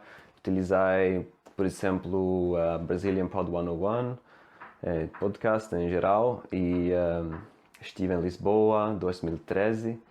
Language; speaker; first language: Portuguese; non-native, fluent; Swedish